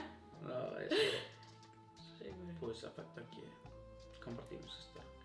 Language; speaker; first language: Spanish; non-native, fluent; Icelandic